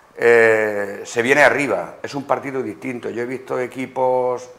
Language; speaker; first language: Spanish; native; Spanish